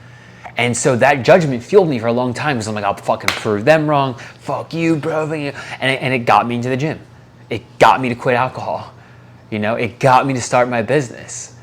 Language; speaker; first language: English; native; English